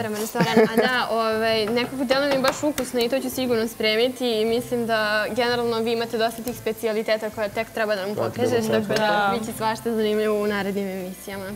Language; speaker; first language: Serbian; native; Serbian